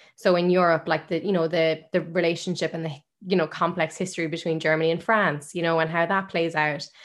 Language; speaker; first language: English; native; English